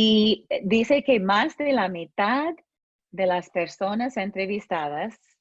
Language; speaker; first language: Spanish; non-native, fluent; English